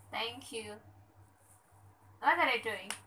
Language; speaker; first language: English; non-native, learner; Indonesian